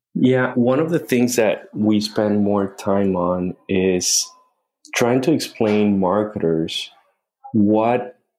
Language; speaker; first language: English; non-native, fluent; Spanish